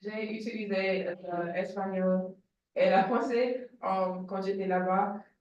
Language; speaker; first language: French; non-native, learner; English